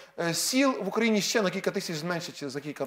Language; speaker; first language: Ukrainian; native; Ukrainian